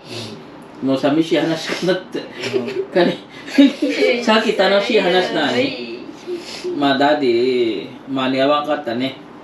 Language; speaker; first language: Japanese; non-native, fluent; Filipino